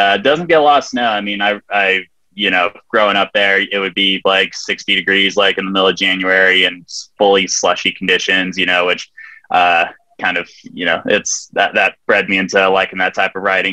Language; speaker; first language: English; native; English